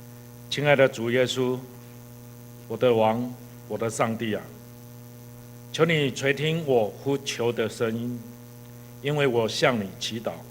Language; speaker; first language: Chinese; native; Chinese